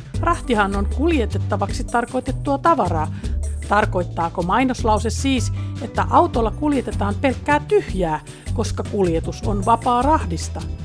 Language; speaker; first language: Finnish; native; Finnish